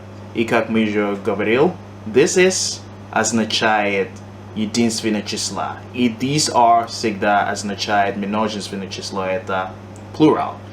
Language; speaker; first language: Russian; non-native, learner; English